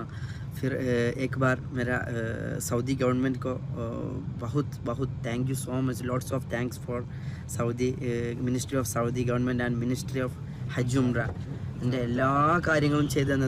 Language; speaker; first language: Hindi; non-native, local second language; Malayalam